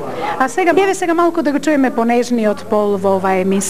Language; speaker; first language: Macedonian; native; Macedonian